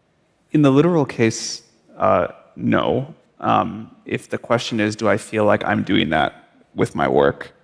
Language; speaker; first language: English; native; English